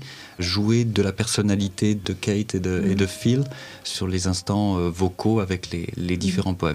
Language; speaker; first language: French; native; French